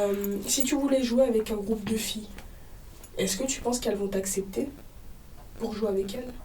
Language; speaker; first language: French; native; French